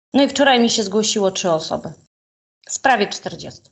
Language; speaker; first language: Polish; non-native, fluent; Ukrainian